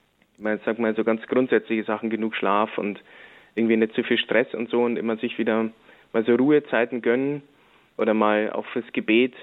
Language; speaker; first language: German; native; German